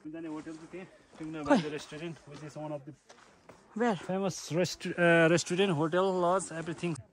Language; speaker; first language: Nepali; non-native, local second language; Sherpa